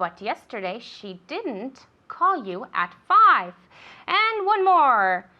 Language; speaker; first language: English; non-native, fluent; Spanish